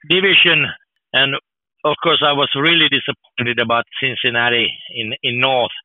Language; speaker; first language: English; non-native, fluent; Finnish